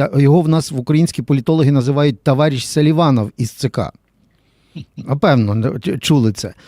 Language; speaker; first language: Ukrainian; native; Ukrainian